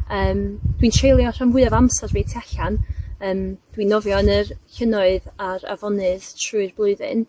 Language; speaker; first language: Welsh; native; Welsh